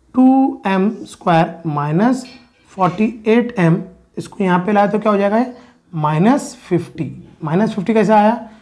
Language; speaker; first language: Hindi; non-native, local second language; Marathi